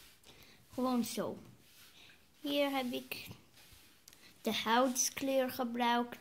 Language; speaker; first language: Dutch; early bilingual, other home language; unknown